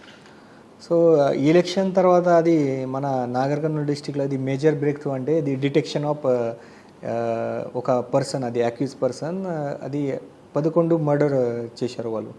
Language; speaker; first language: Telugu; non-native, learner; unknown